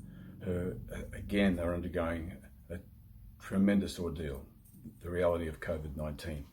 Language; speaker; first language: English; native; English